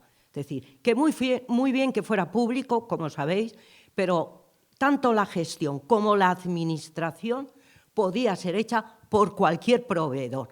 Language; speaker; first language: Spanish; native; Spanish